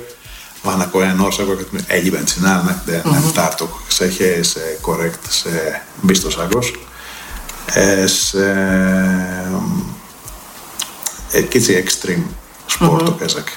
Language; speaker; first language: Hungarian; non-native, learner; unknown